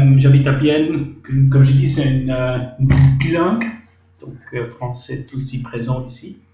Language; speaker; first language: French; non-native, local second language; Swiss German